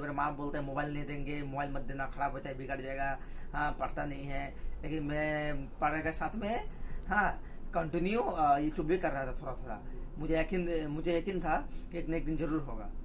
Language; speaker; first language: Hindi; non-native, local second language; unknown